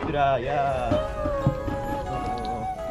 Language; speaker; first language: English; non-native, learner; Japanese